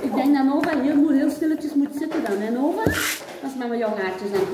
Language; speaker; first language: Dutch; native; Dutch